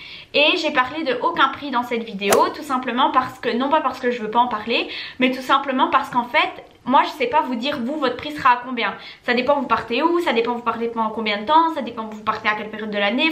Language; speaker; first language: French; native; French